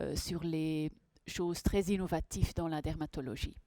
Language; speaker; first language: French; non-native, local second language; Dutch